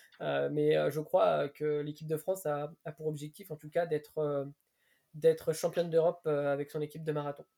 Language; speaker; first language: French; native; French